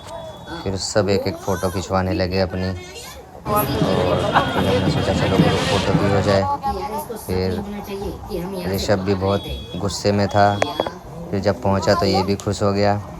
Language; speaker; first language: Hindi; native; Hindi